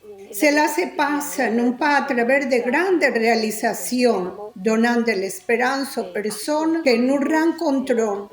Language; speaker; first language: French; non-native, fluent; Italian